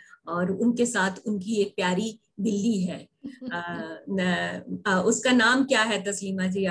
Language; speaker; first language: Hindi; native; Hindi